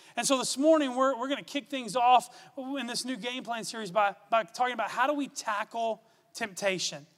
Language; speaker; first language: English; native; English